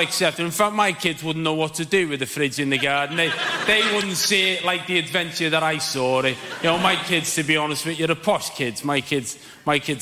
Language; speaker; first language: English; native; English